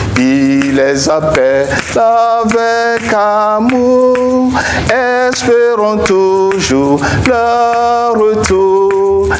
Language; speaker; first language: French; non-native, local second language; Ewe